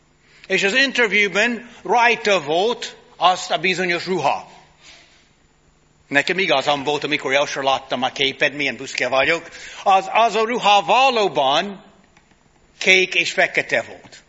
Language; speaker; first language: Hungarian; non-native, fluent; English